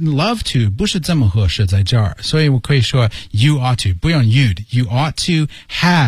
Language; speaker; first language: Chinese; non-native, learner; English